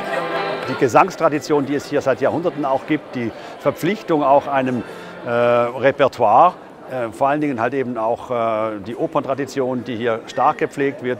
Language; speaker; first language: German; native; German